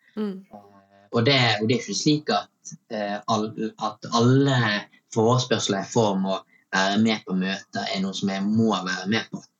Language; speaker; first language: Norwegian; early bilingual, other home language; Tamil